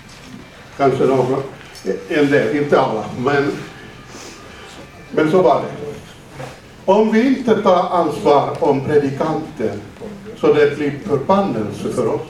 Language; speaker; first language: Swedish; non-native, fluent; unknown